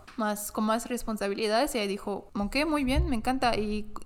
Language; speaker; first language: Spanish; non-native, fluent; English